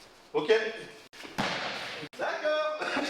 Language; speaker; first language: French; native; French